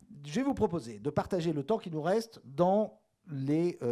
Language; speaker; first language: French; native; French